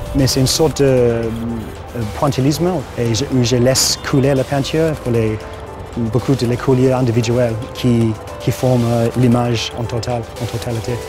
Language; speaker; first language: French; non-native, fluent; English